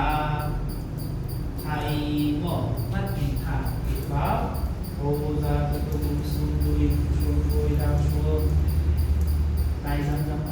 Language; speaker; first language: Vietnamese; non-native, learner; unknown